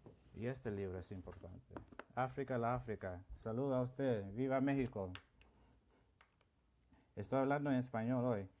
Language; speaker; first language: Spanish; non-native, local second language; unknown